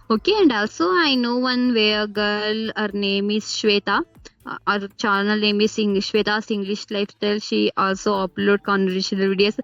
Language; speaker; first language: English; non-native, learner; Kannada